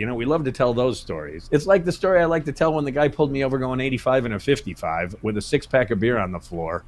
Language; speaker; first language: English; native; English